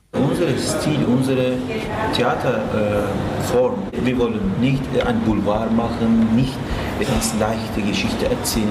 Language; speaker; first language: German; non-native, learner; Turkish